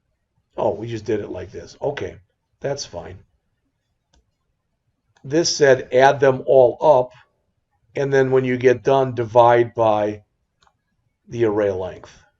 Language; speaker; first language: English; native; English